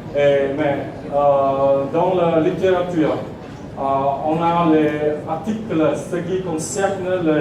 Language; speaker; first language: French; non-native, learner; Vietnamese